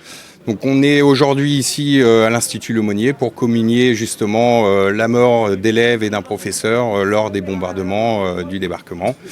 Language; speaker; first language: French; native; French